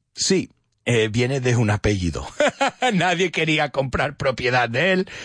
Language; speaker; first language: Spanish; non-native, fluent; English